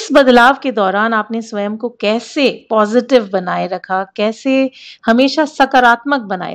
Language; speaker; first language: Hindi; native; Hindi